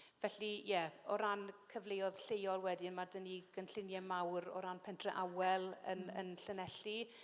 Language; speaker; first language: Welsh; native; Welsh